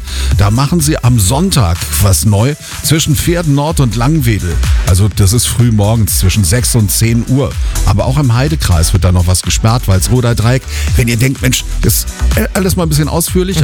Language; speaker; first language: German; native; German